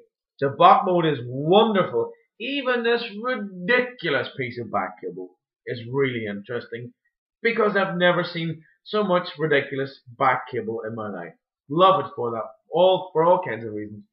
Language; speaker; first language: English; native; English